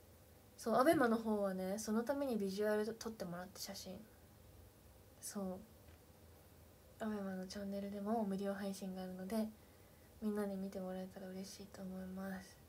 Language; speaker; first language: Japanese; native; Japanese